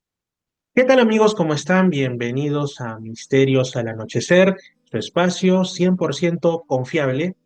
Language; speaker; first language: Spanish; native; Spanish